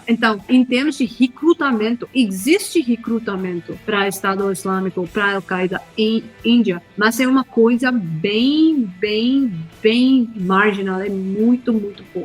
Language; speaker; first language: Portuguese; non-native, fluent; Hindi